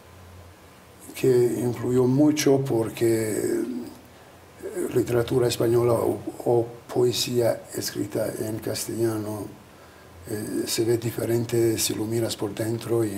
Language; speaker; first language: Spanish; non-native, fluent; Albanian